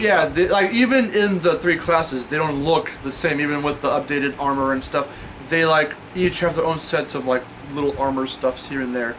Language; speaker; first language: English; native; English